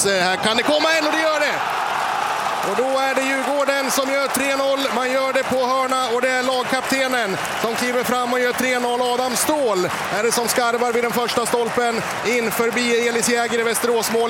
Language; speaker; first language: Swedish; native; Swedish